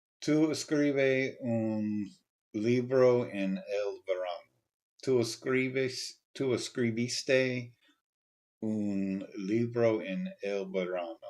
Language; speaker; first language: Spanish; non-native, learner; English